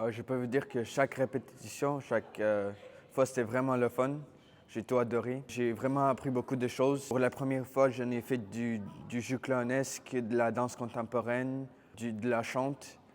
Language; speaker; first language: French; early bilingual, other home language; Ukrainian